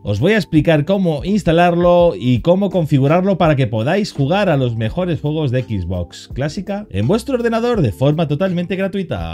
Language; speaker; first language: Spanish; native; Spanish